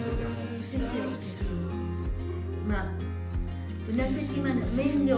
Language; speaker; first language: Italian; non-native, learner; Japanese